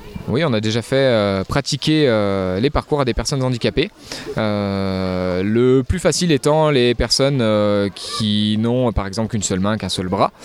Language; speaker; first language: French; native; French